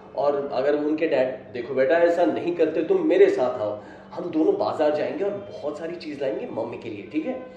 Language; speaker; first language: Hindi; non-native, local second language; Gujarati